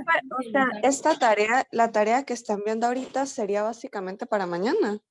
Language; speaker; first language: Spanish; native; Spanish